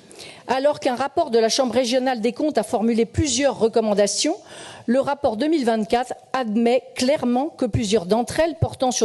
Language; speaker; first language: French; native; French